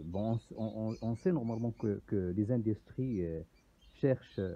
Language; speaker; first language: French; non-native, local second language; Arabic